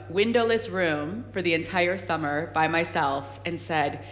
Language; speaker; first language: English; native; English